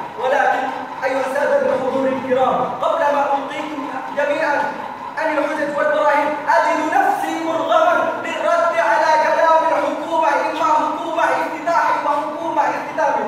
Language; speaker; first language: Arabic; non-native, learner; Indonesian